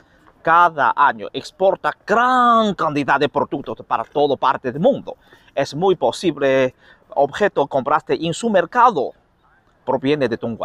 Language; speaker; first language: Spanish; non-native, learner; Chinese